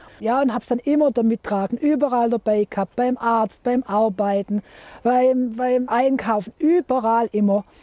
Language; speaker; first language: German; native; German